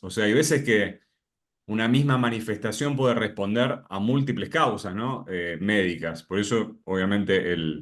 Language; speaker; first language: Spanish; native; Spanish